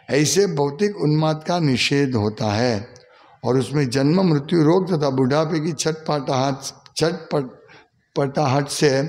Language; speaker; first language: Hindi; non-native, local second language; Gujarati